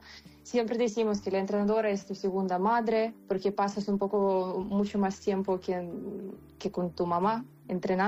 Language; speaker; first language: Spanish; non-native, fluent; Ukrainian